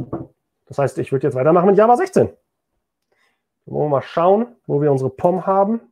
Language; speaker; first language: German; native; German